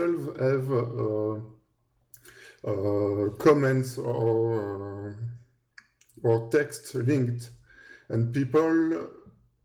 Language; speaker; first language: English; non-native, fluent; French